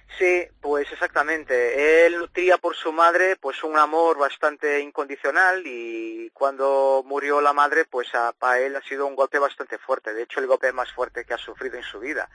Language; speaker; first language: Spanish; early bilingual, heritage; Spanish